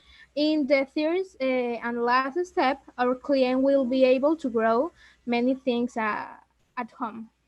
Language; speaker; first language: English; non-native, learner; Spanish